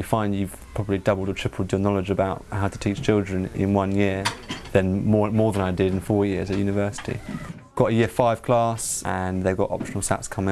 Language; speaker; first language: English; native; English